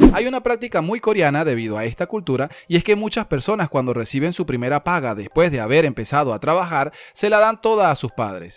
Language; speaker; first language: Spanish; native; Spanish